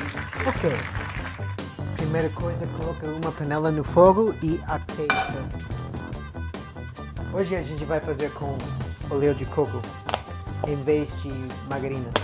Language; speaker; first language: Portuguese; non-native, fluent; English